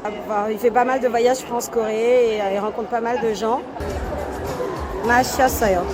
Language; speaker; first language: French; native; French